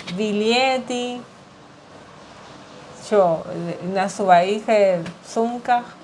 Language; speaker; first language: Russian; non-native, learner; Spanish